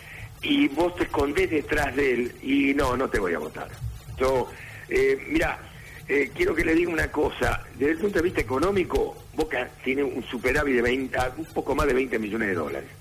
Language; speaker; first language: Spanish; native; Spanish